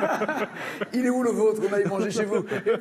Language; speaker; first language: French; native; French